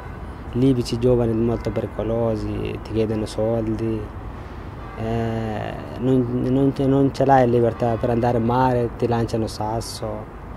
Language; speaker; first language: Italian; non-native, learner; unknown